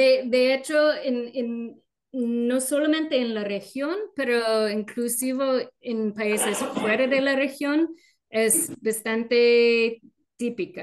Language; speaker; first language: Spanish; non-native, fluent; English